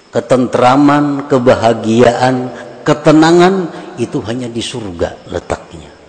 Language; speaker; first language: Indonesian; non-native, local second language; Banjar